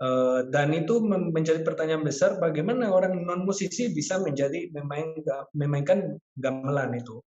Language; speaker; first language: Indonesian; non-native, fluent; Spanish